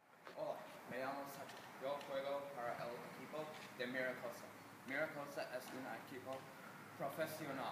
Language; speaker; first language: Spanish; non-native, learner; English